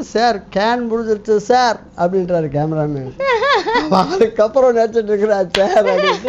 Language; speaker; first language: Tamil; native; Tamil